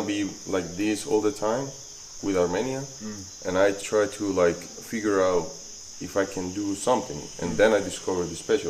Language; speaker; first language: English; non-native, fluent; Spanish